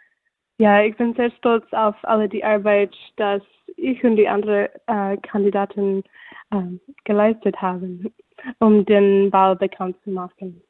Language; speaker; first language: German; non-native, fluent; English